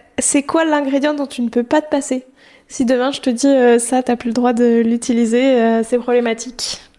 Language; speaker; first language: French; native; French